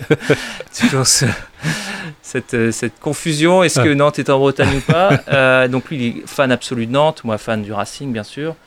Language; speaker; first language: French; native; French